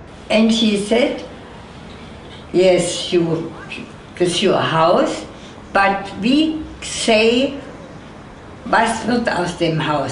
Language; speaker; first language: English; non-native, learner; German